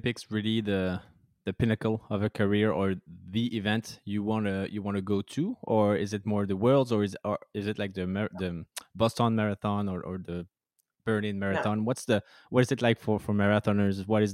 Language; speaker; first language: English; non-native, fluent; French